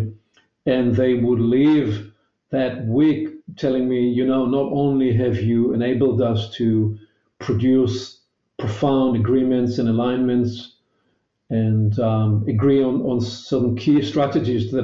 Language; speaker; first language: English; non-native, fluent; Hebrew